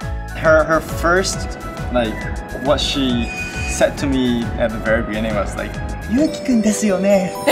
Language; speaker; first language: English; non-native, fluent; Japanese